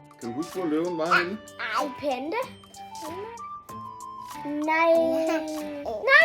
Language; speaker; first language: Danish; native; Danish